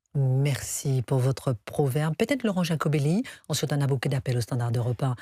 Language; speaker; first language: French; native; French